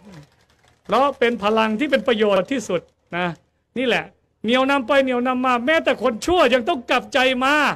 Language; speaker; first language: Thai; native; Thai